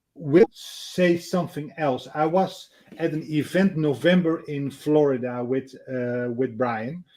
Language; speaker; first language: English; non-native, fluent; Dutch